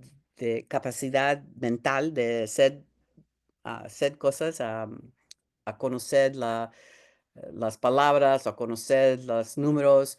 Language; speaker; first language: Spanish; early bilingual, heritage; Spanish